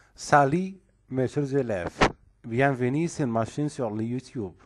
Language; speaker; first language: French; non-native, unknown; Arabic